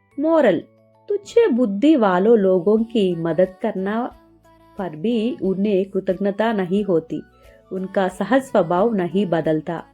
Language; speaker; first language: Hindi; non-native, local second language; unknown